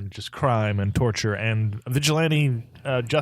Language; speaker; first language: English; native; English